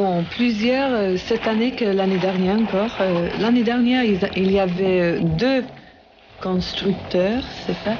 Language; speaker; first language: French; non-native, learner; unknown